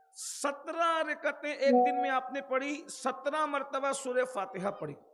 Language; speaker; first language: Urdu; native; Urdu